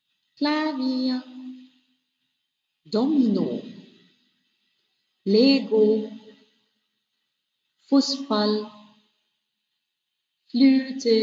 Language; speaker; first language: German; non-native, fluent; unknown